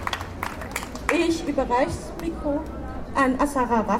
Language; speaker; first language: German; early bilingual, other home language; Turkish